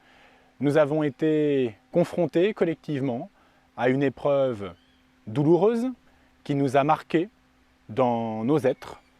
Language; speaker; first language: French; native; French